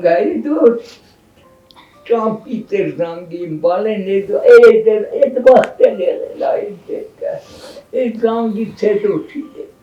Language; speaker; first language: Armenian; native; Armenian